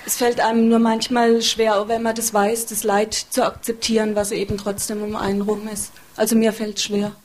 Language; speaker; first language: German; native; German